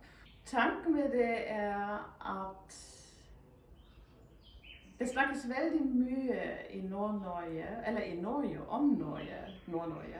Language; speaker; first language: Norwegian; non-native, fluent; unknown